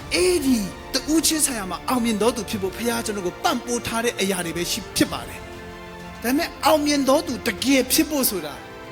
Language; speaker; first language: Burmese; non-native, local second language; Kachin